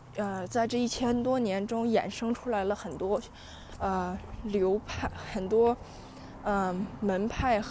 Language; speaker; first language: Chinese; early bilingual, heritage; Chinese